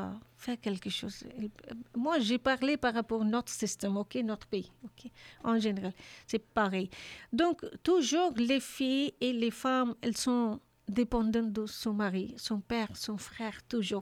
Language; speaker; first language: French; non-native, learner; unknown